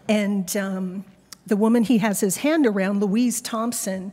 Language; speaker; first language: English; native; English